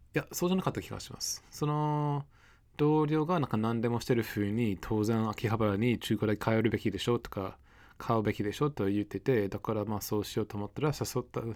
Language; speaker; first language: Japanese; non-native, fluent; English